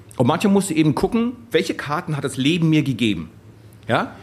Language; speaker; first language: German; native; German